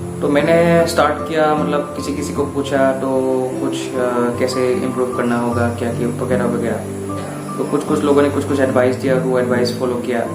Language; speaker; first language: Hindi; non-native, local second language; Assamese